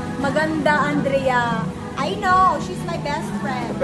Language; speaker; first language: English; non-native, local second language; Filipino